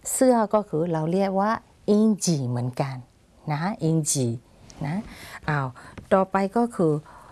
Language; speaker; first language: Thai; non-native, fluent; Burmese